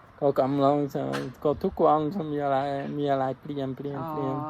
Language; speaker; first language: Thai; non-native, learner; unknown